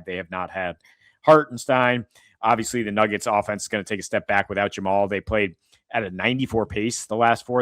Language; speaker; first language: English; native; English